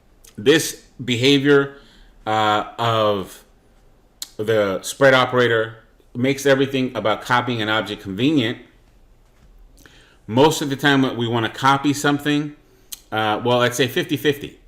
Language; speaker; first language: English; native; English